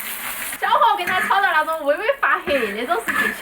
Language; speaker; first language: Chinese; native; Chinese